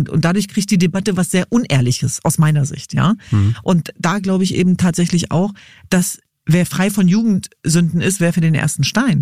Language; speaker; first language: German; early bilingual, other home language; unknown